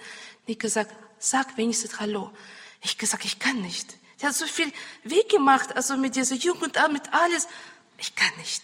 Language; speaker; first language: German; non-native, learner; Russian